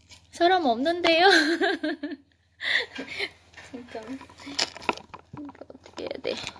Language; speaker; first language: Korean; non-native, fluent; Filipino